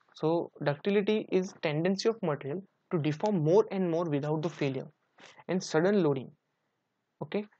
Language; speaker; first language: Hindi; non-native, local second language; Gujarati